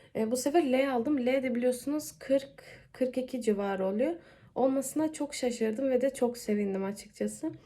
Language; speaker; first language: Turkish; early bilingual, heritage; Turkish